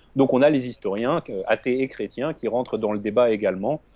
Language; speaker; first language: French; native; French